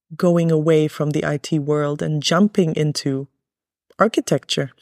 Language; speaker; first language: English; early bilingual, other home language; Arabic